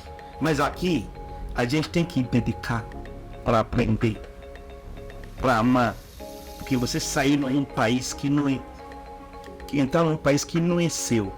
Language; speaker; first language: Portuguese; non-native, learner; Igbo